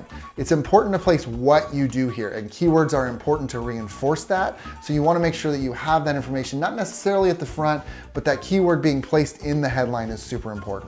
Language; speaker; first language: English; native; English